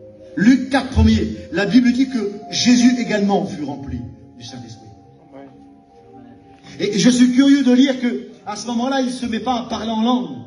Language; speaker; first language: French; native; French